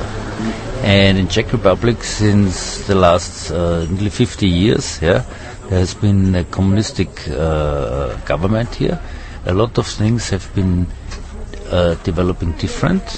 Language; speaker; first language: English; non-native, fluent; German